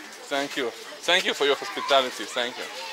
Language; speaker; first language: English; non-native, learner; Russian